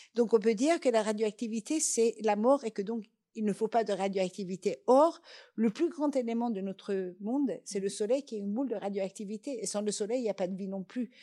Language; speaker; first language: French; non-native, fluent; Persian